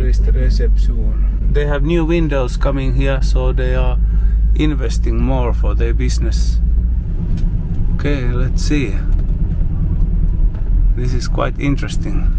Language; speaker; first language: English; non-native, learner; Finnish